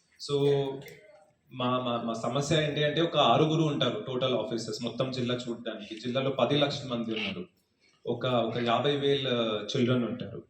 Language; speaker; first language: Telugu; non-native, fluent; Hindi